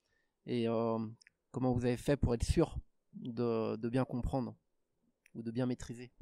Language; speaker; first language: French; native; French